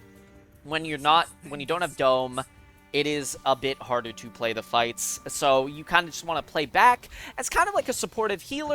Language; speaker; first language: English; native; English